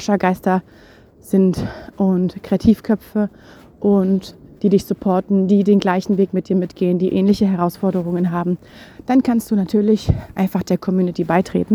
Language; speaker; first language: German; native; German